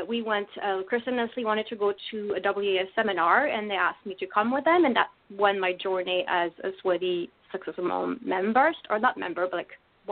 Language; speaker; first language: English; non-native, fluent; French